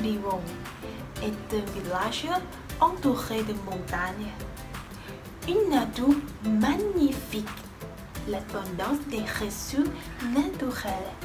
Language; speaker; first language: French; non-native, learner; Thai